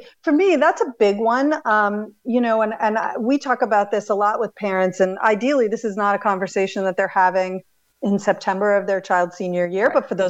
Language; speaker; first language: English; native; English